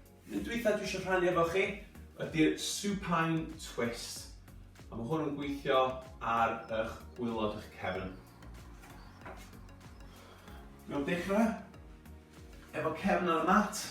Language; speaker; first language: Welsh; native; Welsh